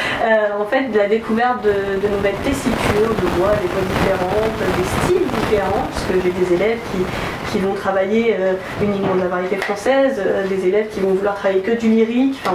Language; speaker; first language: French; native; French